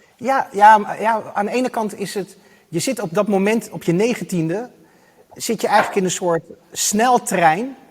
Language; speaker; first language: Dutch; native; Dutch